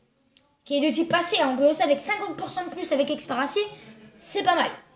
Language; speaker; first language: French; native; French